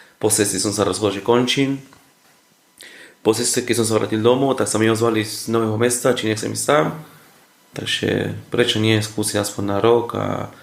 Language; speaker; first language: Slovak; non-native, fluent; Spanish